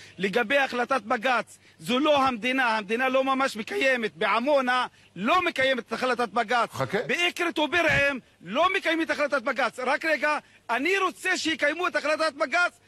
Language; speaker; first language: Hebrew; non-native, local second language; Arabic